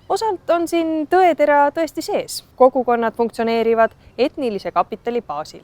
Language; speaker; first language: Estonian; native; Estonian